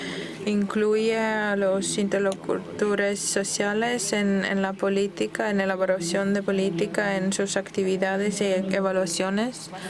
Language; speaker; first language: Spanish; non-native, fluent; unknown